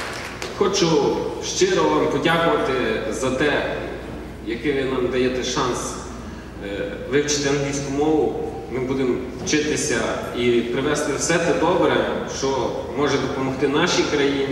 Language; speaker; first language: Ukrainian; native; Ukrainian